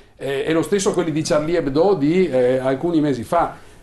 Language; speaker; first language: Italian; native; Italian